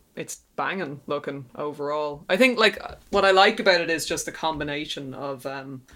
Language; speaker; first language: English; native; English